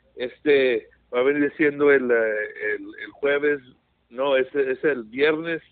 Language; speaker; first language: Spanish; early bilingual, heritage; Spanish